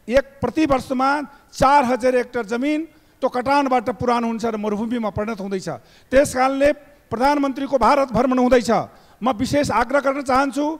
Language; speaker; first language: Nepali; non-native, local second language; Maithili